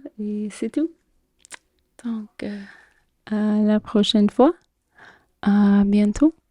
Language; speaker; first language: French; non-native, fluent; English